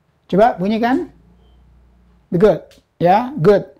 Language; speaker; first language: English; non-native, fluent; Indonesian